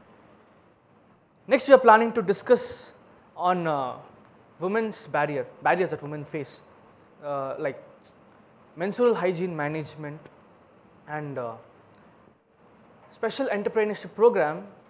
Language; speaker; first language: English; non-native, local second language; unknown